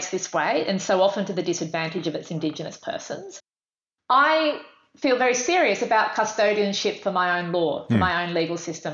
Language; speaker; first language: English; native; English